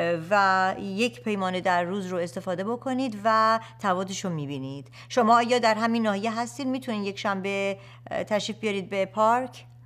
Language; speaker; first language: Persian; native; Persian